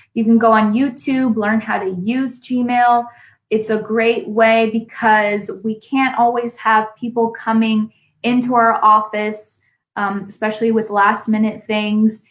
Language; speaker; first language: English; native; English